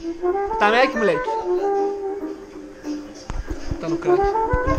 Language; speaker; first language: Portuguese; native; Portuguese